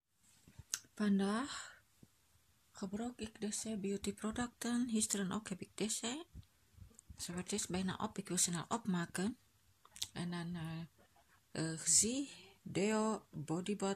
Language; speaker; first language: Dutch; non-native, learner; Indonesian